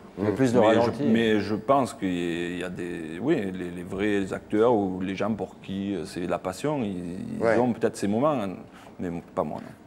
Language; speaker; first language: French; native; French